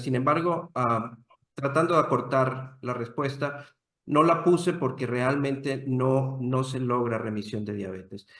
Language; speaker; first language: Spanish; native; Spanish